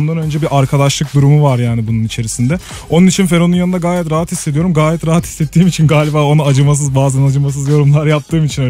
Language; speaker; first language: Turkish; native; Turkish